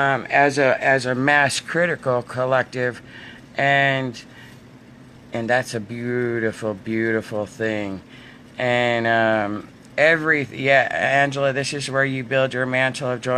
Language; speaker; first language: English; native; English